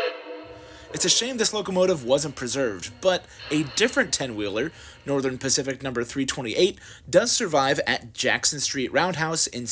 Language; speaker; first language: English; native; English